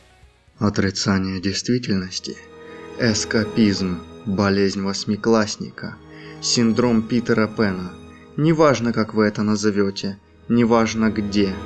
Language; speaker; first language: Russian; native; Russian